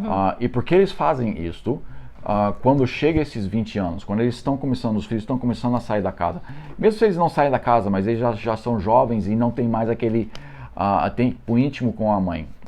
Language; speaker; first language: Portuguese; non-native, fluent; English